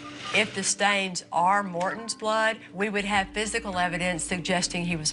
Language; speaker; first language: English; native; English